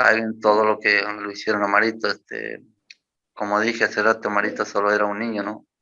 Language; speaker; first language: Spanish; native; Spanish